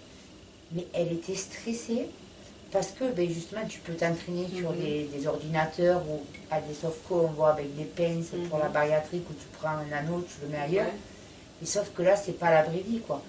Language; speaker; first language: French; native; French